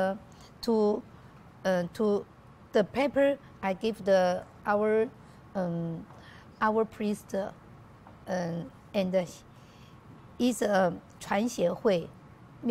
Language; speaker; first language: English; non-native, learner; Chinese